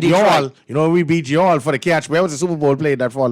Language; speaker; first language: English; native; English